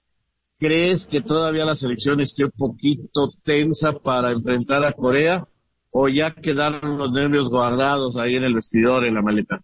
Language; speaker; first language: Spanish; native; Spanish